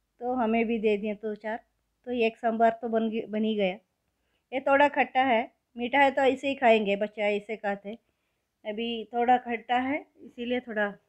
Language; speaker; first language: Hindi; non-native, local second language; Kannada